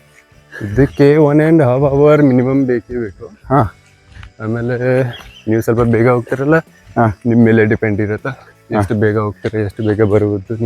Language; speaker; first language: Kannada; non-native, local second language; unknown